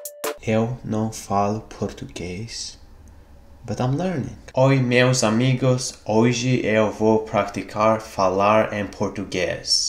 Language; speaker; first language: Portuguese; non-native, learner; English